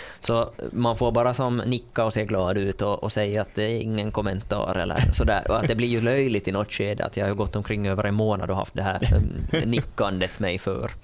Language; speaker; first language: Swedish; native; Swedish